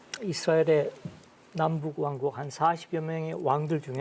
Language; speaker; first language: Korean; native; Korean